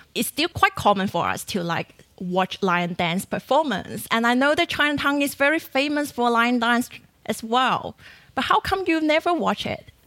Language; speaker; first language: English; non-native, fluent; Chinese